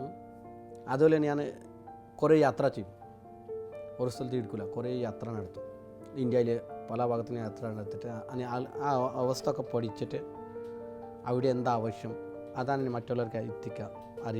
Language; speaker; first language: Malayalam; non-native, local second language; Assamese